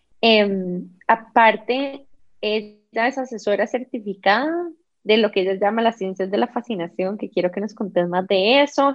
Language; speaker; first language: Spanish; native; Spanish